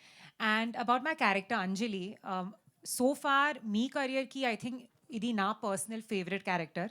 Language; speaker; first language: Telugu; non-native, learner; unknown